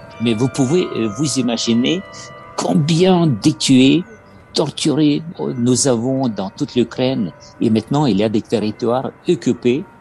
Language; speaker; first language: French; non-native, learner; Ukrainian